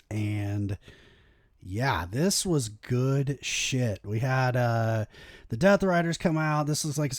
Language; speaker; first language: English; native; English